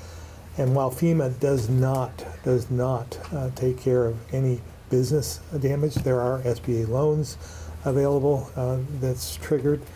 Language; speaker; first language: English; native; English